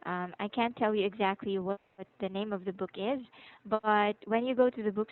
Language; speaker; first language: English; non-native, local second language; Filipino